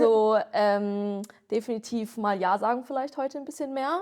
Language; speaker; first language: German; native; German